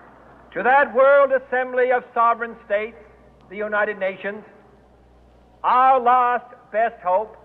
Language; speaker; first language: English; native; English